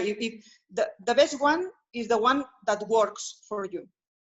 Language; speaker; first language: English; non-native, learner; Spanish